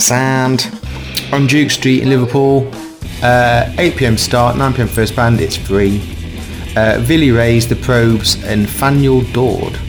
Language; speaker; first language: English; native; English